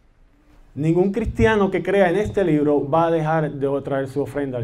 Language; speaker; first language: Spanish; native; Spanish